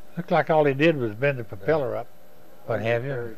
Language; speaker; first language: English; native; English